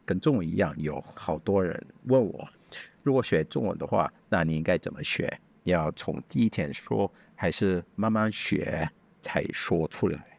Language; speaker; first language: Chinese; non-native, fluent; English